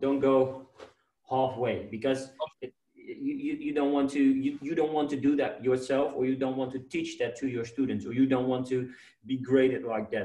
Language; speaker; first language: English; non-native, fluent; Dutch